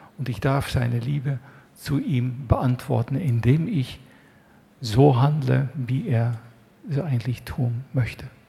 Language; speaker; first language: German; native; German